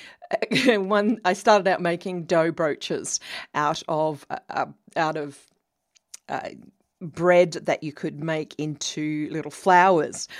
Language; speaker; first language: English; native; English